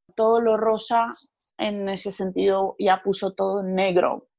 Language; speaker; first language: Spanish; non-native, fluent; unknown